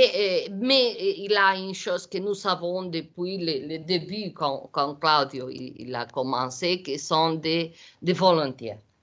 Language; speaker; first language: French; non-native, learner; Portuguese